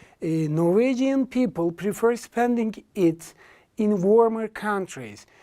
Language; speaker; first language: English; non-native, fluent; Turkish